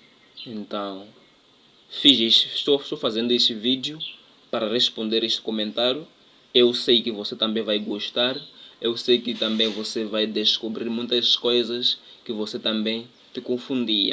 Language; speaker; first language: Portuguese; non-native, local second language; Tsonga